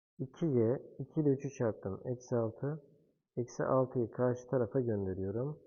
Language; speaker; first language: Turkish; native; Turkish